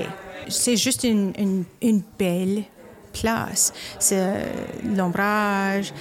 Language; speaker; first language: French; non-native, local second language; English